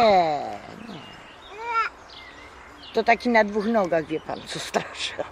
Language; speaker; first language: Polish; native; Polish